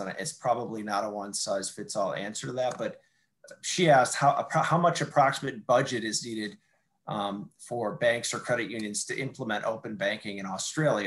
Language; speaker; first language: English; native; English